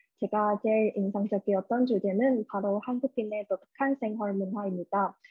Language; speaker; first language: Korean; non-native, fluent; Chinese